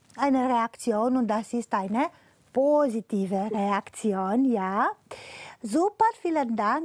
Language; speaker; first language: German; non-native, fluent; Romanian